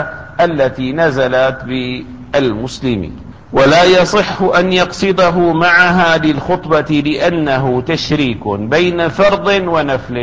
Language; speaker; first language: Arabic; native; Arabic